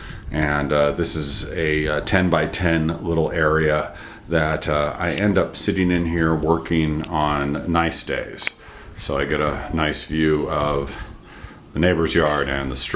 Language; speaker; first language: English; native; English